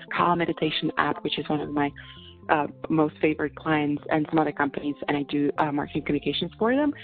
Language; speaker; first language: English; non-native, fluent; Russian